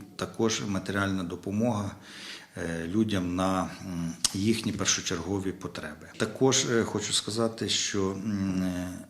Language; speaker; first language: Ukrainian; native; Ukrainian